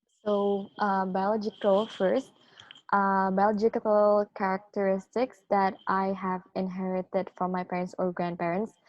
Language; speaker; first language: English; non-native, learner; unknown